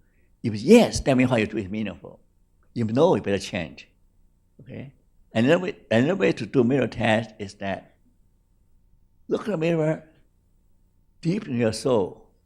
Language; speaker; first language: English; non-native, fluent; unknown